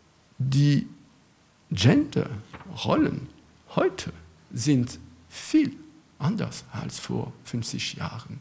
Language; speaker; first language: German; non-native, fluent; French